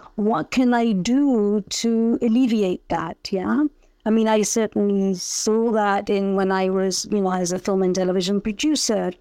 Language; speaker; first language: English; early bilingual, other home language; Punjabi